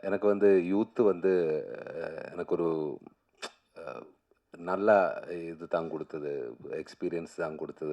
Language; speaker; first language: Tamil; non-native, learner; Malayalam